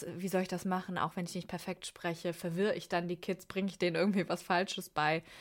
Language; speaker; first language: German; native; German